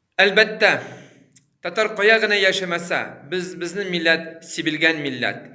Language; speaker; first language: Tatar; early bilingual, heritage; Tatar